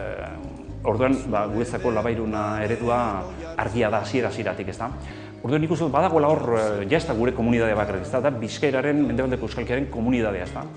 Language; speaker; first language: Basque; native; Basque